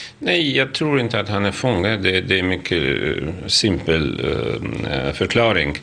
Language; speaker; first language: Swedish; non-native, fluent; Russian